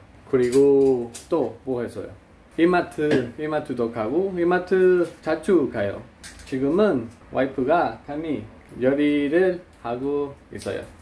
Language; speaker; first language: Korean; non-native, learner; Spanish